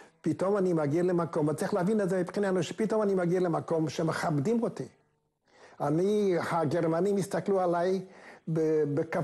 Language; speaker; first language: Hebrew; non-native, fluent; Hungarian